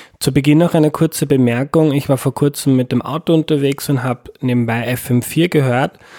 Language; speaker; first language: German; native; German